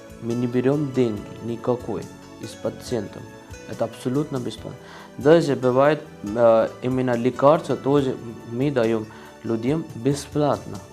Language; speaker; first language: Russian; non-native, learner; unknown